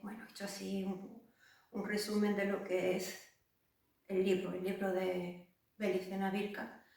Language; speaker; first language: Spanish; native; Spanish